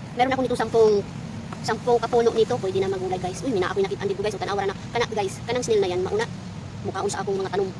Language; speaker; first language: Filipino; non-native, local second language; Waray